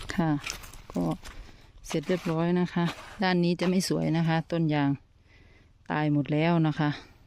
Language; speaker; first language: Thai; non-native, local second language; Lao